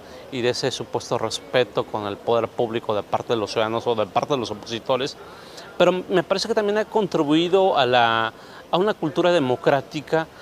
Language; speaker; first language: Spanish; native; Spanish